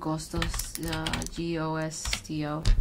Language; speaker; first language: Portuguese; non-native, learner; English